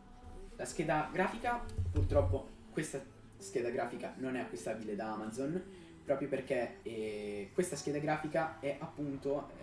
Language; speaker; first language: Italian; native; Italian